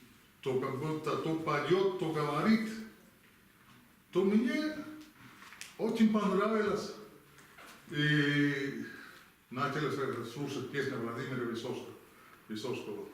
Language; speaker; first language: Russian; non-native, fluent; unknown